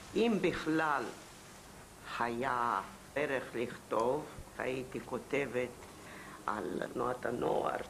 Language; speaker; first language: Hebrew; non-native, fluent; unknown